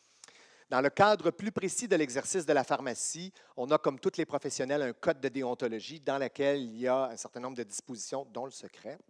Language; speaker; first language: French; native; French